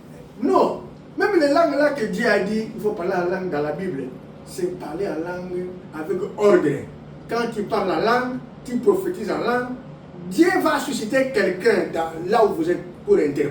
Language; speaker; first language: French; non-native, local second language; Lingala